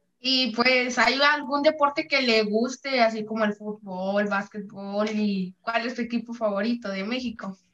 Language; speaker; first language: Spanish; native; Spanish